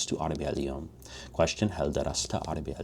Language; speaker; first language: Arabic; non-native, learner; English